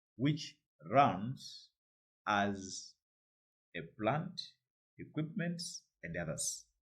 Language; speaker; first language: English; non-native, local second language; Swahili